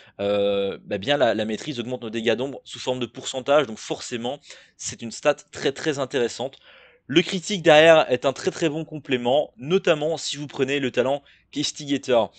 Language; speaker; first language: French; native; French